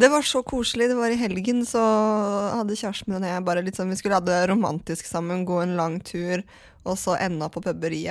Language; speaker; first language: Norwegian; native; Norwegian